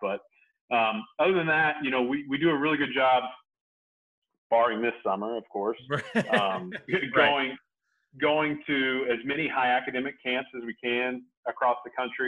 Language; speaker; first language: English; native; English